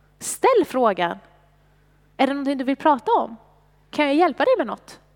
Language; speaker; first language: Swedish; non-native, fluent; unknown